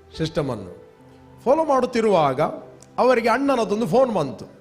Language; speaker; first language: Kannada; non-native, local second language; Konkani